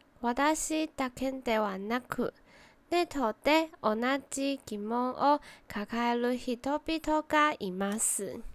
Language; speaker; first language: Japanese; non-native, learner; Chinese